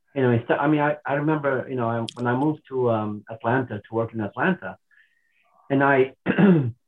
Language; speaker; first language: English; non-native, fluent; Portuguese